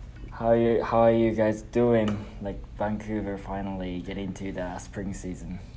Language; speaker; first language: English; non-native, fluent; Japanese